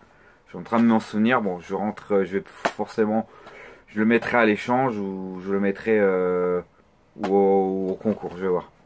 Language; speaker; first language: French; native; French